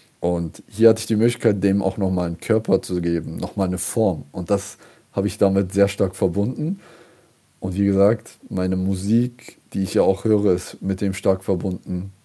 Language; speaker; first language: German; early bilingual, other home language; Kurdish